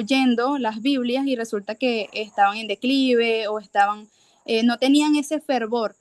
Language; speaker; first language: Spanish; native; Spanish